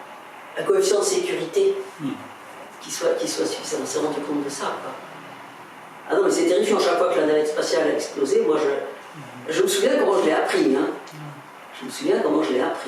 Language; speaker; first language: French; native; French